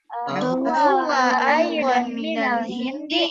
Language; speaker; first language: Arabic; non-native, learner; Indonesian